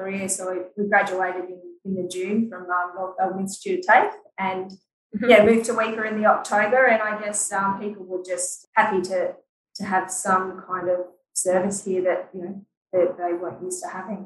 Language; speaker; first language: English; native; English